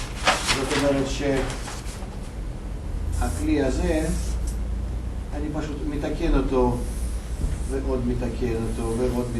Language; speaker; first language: Hebrew; non-native, fluent; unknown